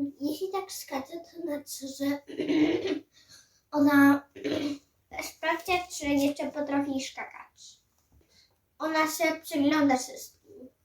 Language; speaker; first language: Polish; early bilingual, heritage; Samoan